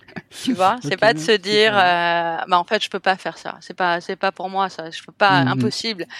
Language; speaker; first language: French; native; French